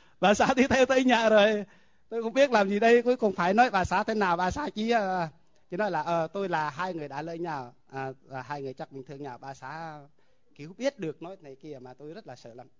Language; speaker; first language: Vietnamese; non-native, local second language; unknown